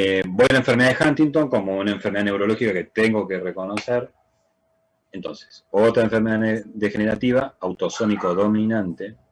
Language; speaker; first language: Spanish; native; Spanish